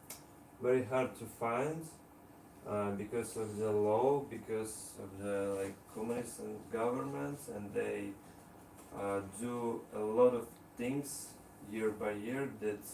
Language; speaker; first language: English; non-native, learner; Russian